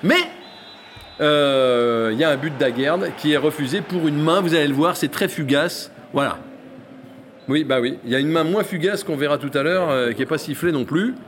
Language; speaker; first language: French; native; French